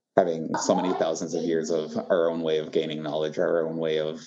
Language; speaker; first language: English; native; English